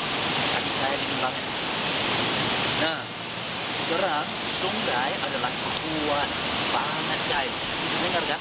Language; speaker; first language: Indonesian; non-native, learner; English